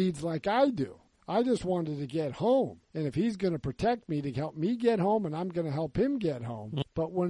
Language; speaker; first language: English; native; English